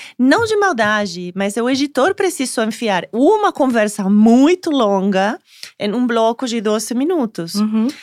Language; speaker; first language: Portuguese; non-native, fluent; Spanish